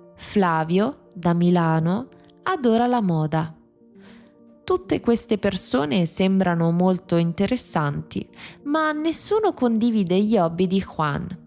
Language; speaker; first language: Italian; native; Italian